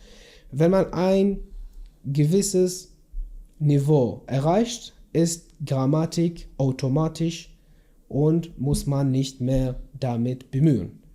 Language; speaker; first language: German; non-native, learner; Kurdish